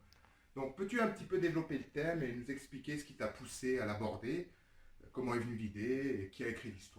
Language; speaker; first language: French; native; French